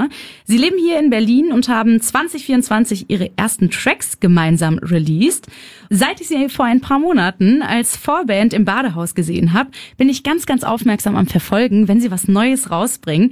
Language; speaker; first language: German; native; German